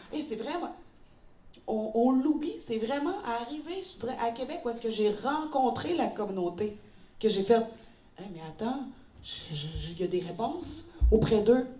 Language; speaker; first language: French; native; French